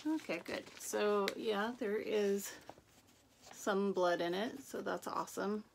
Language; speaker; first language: English; native; English